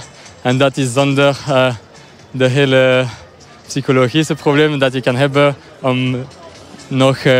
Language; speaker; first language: Dutch; non-native, local second language; French